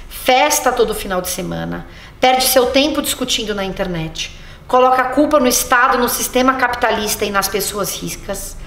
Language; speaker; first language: Portuguese; native; Portuguese